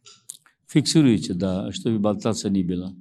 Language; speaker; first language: Russian; non-native, learner; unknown